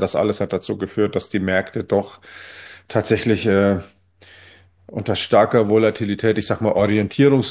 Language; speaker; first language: German; native; German